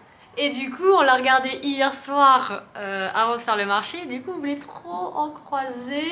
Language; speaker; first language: French; native; French